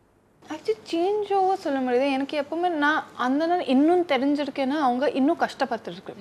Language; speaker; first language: Tamil; non-native, learner; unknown